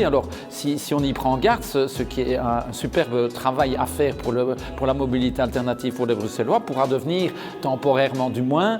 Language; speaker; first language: French; native; French